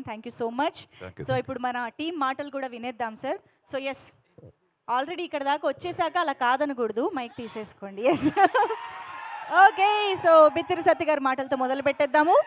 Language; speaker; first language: Telugu; native; Telugu